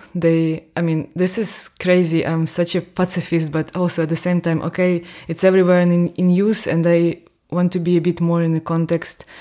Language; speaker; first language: English; non-native, fluent; Ukrainian